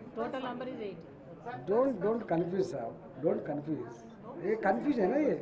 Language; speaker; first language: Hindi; non-native, local second language; Telugu